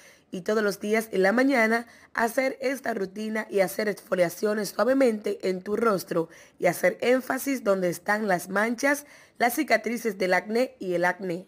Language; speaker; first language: Spanish; native; Spanish